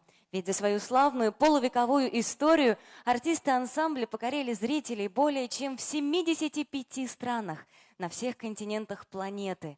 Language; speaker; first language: Russian; native; Russian